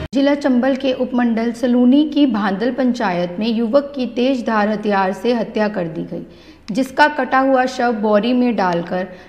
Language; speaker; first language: Hindi; native; Hindi